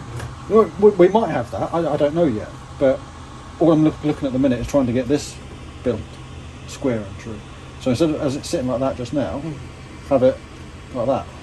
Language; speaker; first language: English; native; English